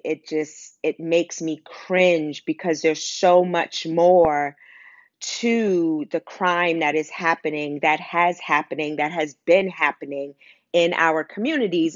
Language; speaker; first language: English; native; English